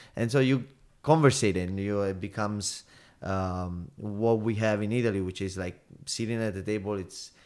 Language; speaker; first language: English; non-native, fluent; Italian